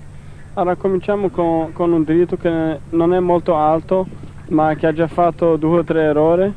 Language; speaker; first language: Italian; non-native, fluent; Portuguese